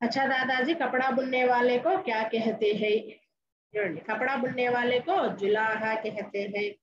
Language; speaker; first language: Hindi; non-native, local second language; Telugu